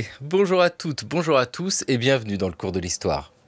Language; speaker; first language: French; native; French